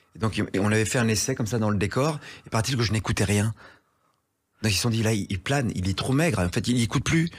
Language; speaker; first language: French; native; French